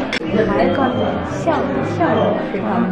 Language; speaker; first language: Chinese; non-native, learner; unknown